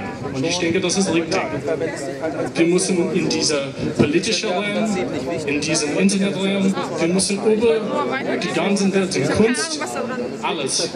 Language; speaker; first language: German; non-native, learner; English